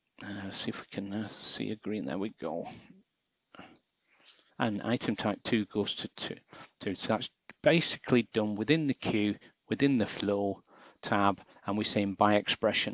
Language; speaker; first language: English; native; English